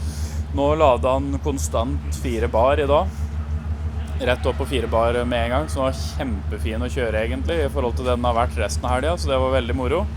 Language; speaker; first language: Norwegian; native; Norwegian